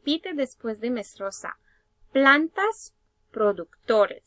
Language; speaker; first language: Spanish; early bilingual, heritage; Spanish